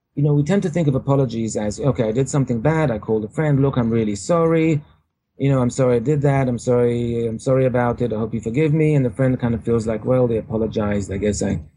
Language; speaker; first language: English; native; English